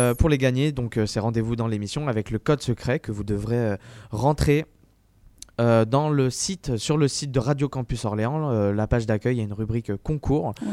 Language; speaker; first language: French; native; French